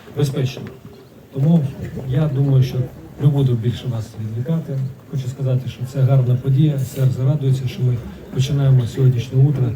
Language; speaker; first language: Ukrainian; non-native, local second language; Russian